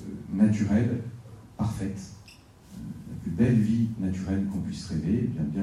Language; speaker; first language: French; native; French